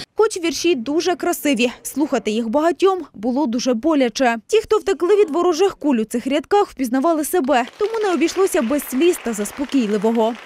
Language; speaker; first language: Ukrainian; native; Ukrainian